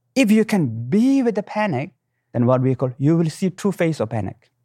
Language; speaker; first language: English; non-native, local second language; Tibetan